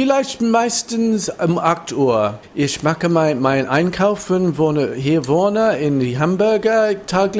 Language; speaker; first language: German; non-native, learner; English